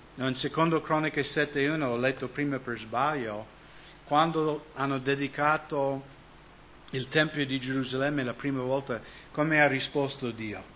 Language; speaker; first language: Italian; non-native, fluent; English